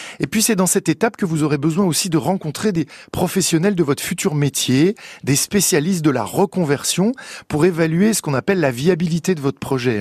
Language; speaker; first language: French; native; French